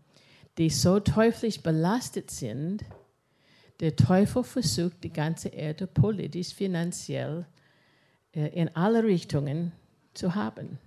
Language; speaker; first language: German; non-native, fluent; English